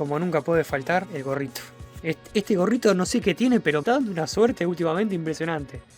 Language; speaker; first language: Spanish; native; Spanish